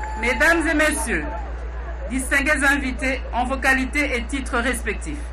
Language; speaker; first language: French; non-native, local second language; Lingala